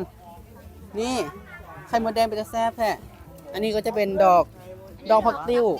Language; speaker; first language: Thai; non-native, local second language; Northeastern Thai